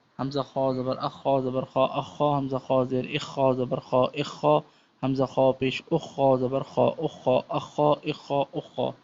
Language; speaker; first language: Urdu; native; Urdu